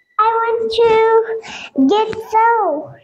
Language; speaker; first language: English; non-native, learner; Pashto